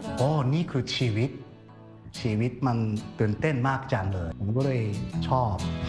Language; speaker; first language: Thai; non-native, fluent; Japanese